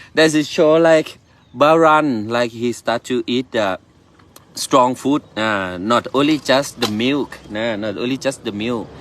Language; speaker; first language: English; non-native, learner; Thai